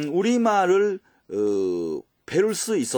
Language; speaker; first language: Korean; early bilingual, heritage; Japanese